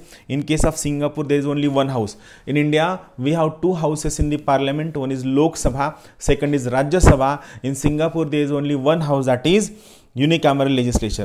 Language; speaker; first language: English; non-native, local second language; Marathi